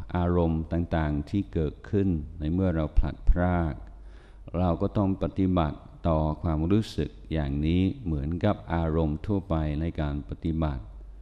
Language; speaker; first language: Thai; non-native, fluent; English